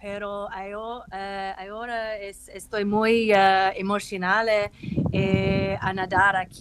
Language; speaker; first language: Spanish; non-native, learner; English